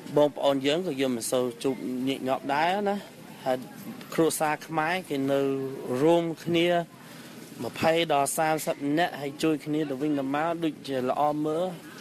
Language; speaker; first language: Khmer; non-native, fluent; English